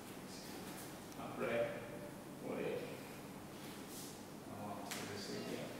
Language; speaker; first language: French; non-native, learner; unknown